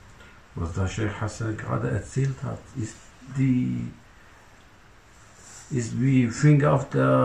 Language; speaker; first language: German; non-native, learner; Turkish